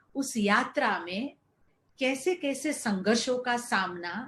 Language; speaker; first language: Hindi; non-native, local second language; Gujarati